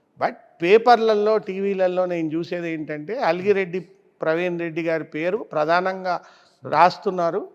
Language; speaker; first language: Telugu; native; Telugu